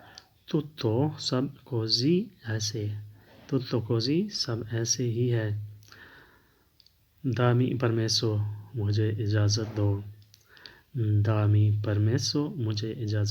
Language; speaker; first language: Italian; non-native, learner; Urdu